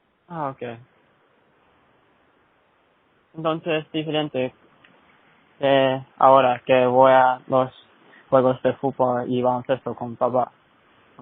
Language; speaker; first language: Spanish; early bilingual, heritage; Spanish